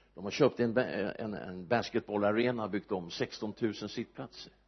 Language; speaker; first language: Swedish; native; Swedish